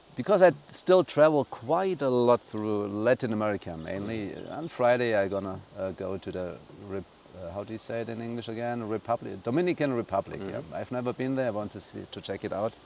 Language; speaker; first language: English; non-native, fluent; German